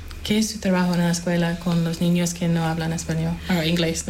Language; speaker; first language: Spanish; non-native, fluent; English